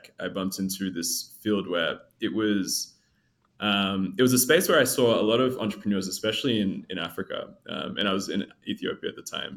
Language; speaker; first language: English; native; English